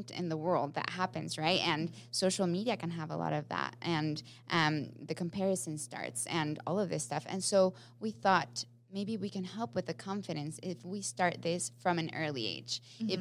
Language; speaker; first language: English; non-native, fluent; Spanish